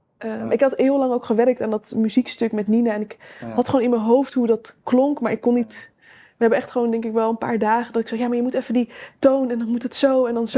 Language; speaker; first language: Dutch; native; Dutch